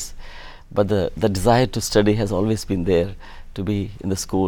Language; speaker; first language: English; non-native, local second language; Telugu